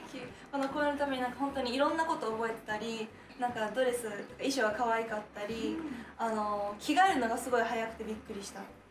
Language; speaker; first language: Japanese; native; Japanese